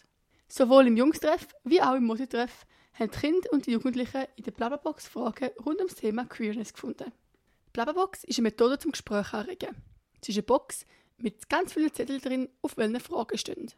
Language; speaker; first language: German; native; German